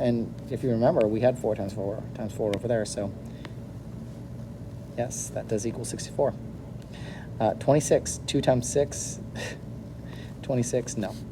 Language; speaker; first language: English; native; English